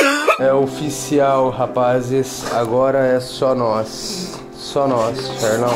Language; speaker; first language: Portuguese; native; Portuguese